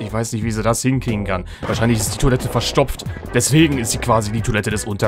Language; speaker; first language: German; native; German